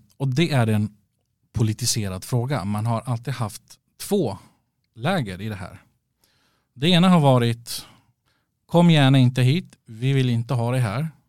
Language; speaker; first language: Swedish; early bilingual, other home language; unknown